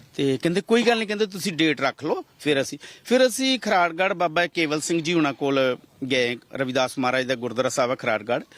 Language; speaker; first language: Punjabi; native; Punjabi